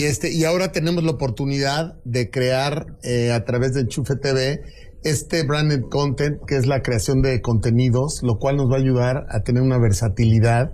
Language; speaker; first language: Spanish; native; Spanish